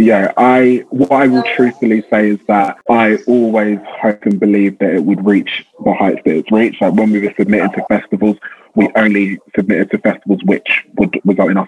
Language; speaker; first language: English; native; English